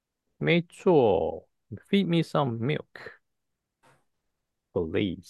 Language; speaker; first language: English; non-native, fluent; Chinese